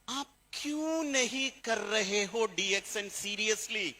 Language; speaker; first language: Hindi; non-native, local second language; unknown